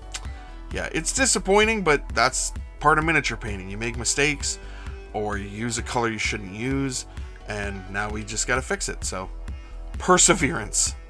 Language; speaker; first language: English; native; English